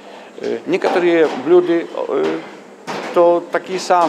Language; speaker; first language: Russian; non-native, learner; Polish